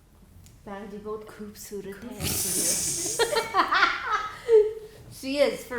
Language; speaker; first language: Hindi; non-native, learner; English